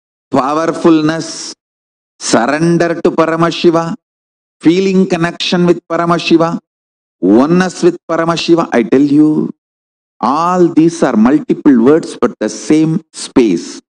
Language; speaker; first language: English; non-native, local second language; Tamil